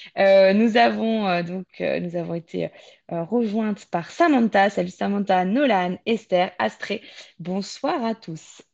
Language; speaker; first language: French; native; French